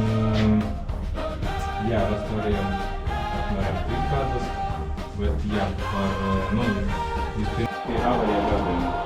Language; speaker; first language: Latvian; non-native, local second language; Russian